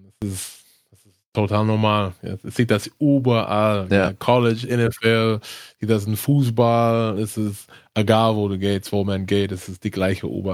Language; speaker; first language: German; non-native, learner; English